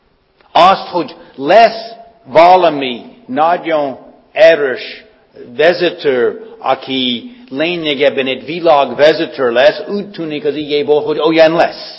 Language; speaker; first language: Hungarian; non-native, fluent; English